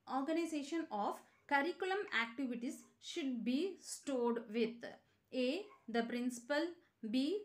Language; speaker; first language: English; non-native, local second language; Tamil